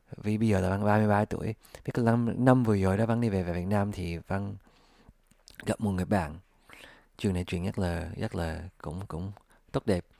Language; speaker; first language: Vietnamese; early bilingual, heritage; English